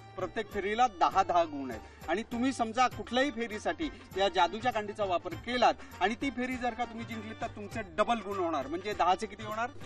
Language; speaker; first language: Marathi; native; Marathi